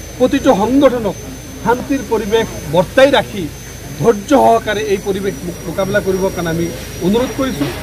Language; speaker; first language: Assamese; non-native, local second language; Bangla